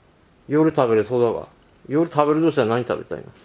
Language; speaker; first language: Japanese; native; Japanese